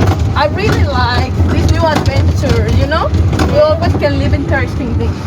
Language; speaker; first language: English; non-native, learner; Spanish